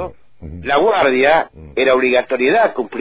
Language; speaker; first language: Spanish; native; Spanish